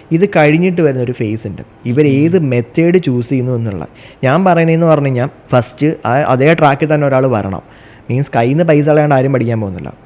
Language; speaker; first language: Malayalam; native; Malayalam